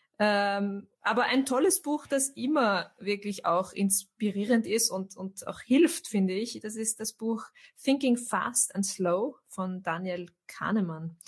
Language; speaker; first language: German; native; German